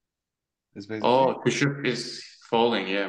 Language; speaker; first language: English; non-native, fluent; Turkish